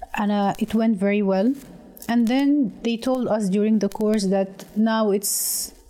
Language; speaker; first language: English; non-native, fluent; Arabic